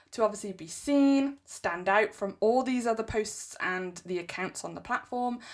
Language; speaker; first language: English; native; English